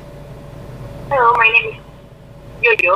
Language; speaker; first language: English; non-native, learner; Indonesian